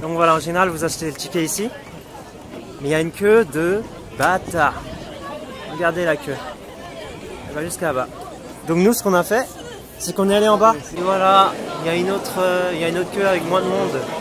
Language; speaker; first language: French; native; French